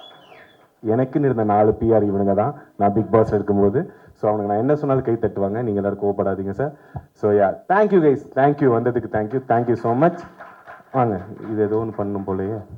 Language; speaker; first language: Tamil; native; Tamil